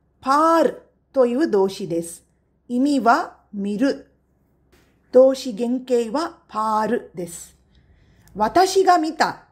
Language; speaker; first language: Japanese; non-native, fluent; Tamil